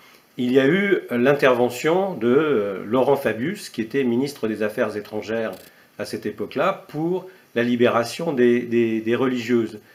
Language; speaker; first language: French; native; French